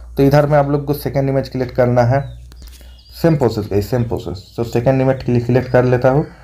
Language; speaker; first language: Hindi; non-native, local second language; Bangla